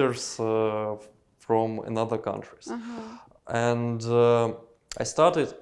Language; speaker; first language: English; non-native, learner; Russian